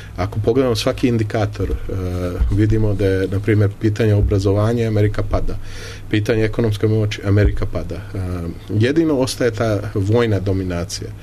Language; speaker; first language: Serbian; early bilingual, heritage; Serbian